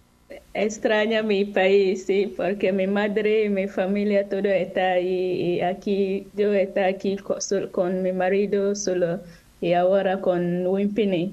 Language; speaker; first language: Spanish; non-native, learner; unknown